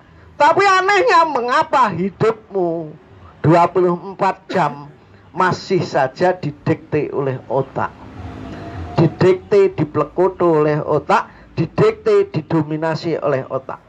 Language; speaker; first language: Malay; non-native, local second language; Javanese